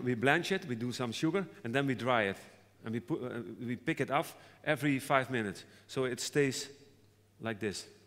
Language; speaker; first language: English; non-native, fluent; Dutch